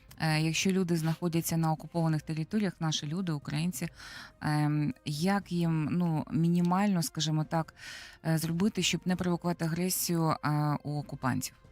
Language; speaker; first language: Ukrainian; native; Ukrainian